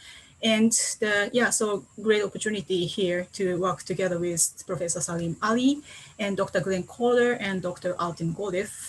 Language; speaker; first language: English; non-native, fluent; Japanese